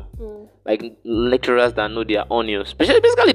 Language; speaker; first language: English; non-native, local second language; Yoruba